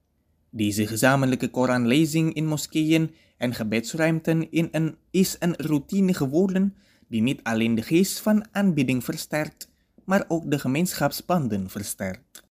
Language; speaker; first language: Dutch; non-native, fluent; Indonesian